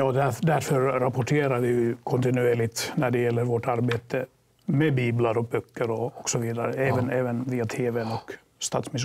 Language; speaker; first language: Swedish; non-native, fluent; Finnish